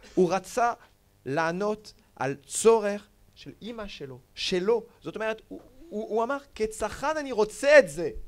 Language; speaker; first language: Hebrew; non-native, fluent; French